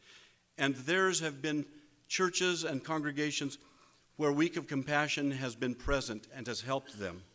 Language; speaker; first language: English; native; English